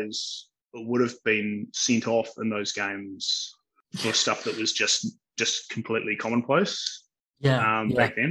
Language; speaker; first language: English; native; English